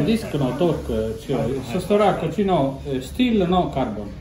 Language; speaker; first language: Japanese; non-native, learner; Italian